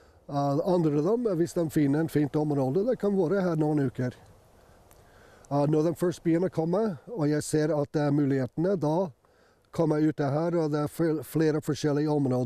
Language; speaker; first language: Norwegian; non-native, fluent; English